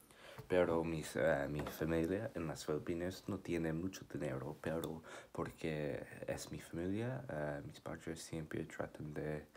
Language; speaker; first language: Spanish; non-native, learner; English